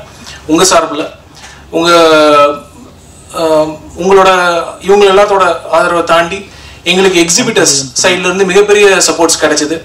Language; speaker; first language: Tamil; native; Tamil